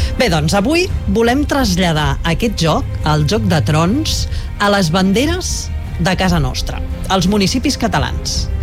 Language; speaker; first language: Catalan; native; Catalan